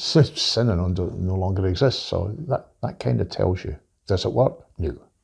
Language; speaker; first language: English; native; English